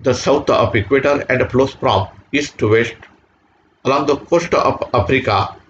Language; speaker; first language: English; non-native, local second language; Marathi